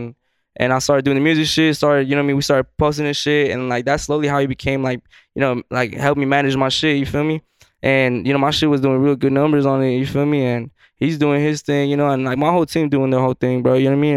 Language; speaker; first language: English; native; English